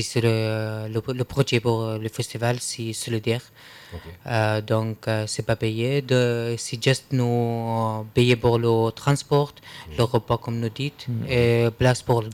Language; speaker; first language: French; non-native, learner; Arabic